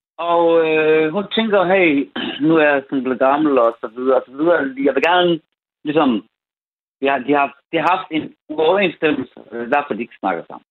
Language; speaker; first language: Danish; early bilingual, other home language; Persian